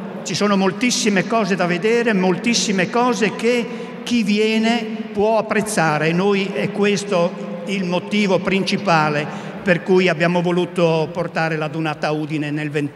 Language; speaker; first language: Italian; native; Italian